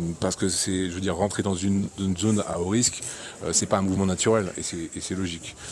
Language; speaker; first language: French; native; French